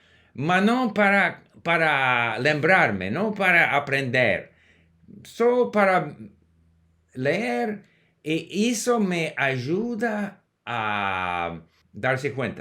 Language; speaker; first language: Portuguese; non-native, learner; English